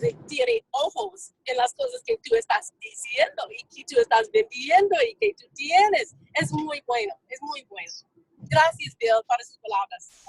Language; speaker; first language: Spanish; non-native, fluent; English